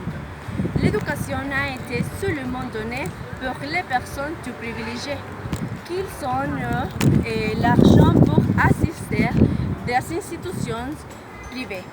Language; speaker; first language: French; non-native, learner; Spanish